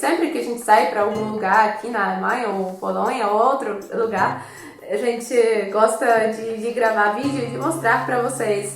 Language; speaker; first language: Portuguese; non-native, fluent; Polish